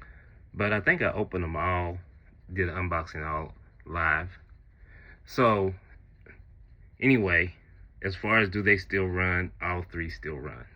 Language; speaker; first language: English; native; English